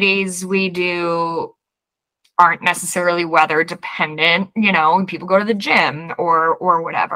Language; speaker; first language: English; native; English